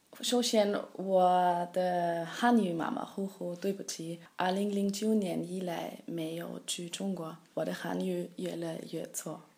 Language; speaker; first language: Chinese; non-native, learner; German